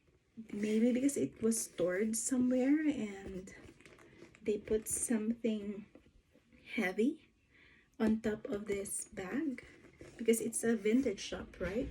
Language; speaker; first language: English; non-native, fluent; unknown